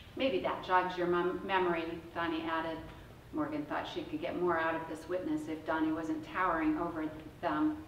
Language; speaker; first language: English; native; English